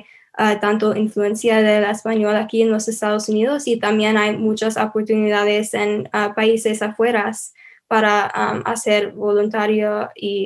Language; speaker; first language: Spanish; non-native, learner; English